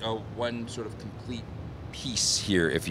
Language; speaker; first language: English; native; English